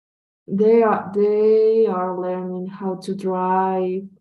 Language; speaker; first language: English; non-native, learner; Spanish